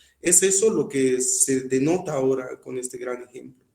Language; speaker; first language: Spanish; native; Spanish